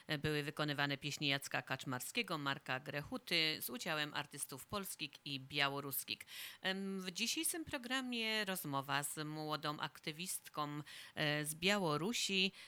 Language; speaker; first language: Polish; native; Polish